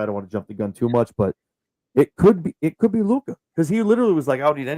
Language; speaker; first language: English; native; English